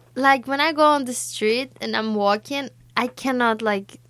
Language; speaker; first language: English; non-native, fluent; Spanish